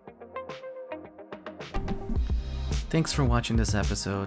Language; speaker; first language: English; non-native, fluent; Portuguese